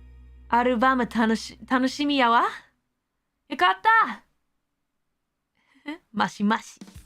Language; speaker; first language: Japanese; non-native, learner; English